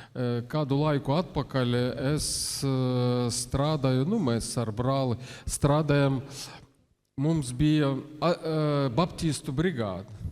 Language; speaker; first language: Latvian; non-native, local second language; Russian